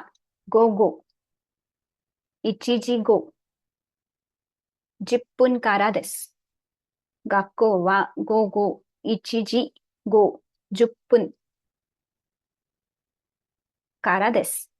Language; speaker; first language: Japanese; non-native, learner; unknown